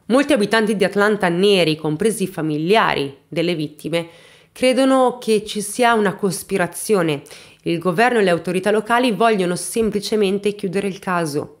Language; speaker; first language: Italian; native; Italian